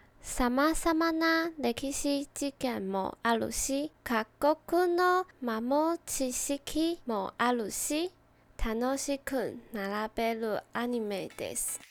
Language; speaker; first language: Japanese; non-native, learner; Chinese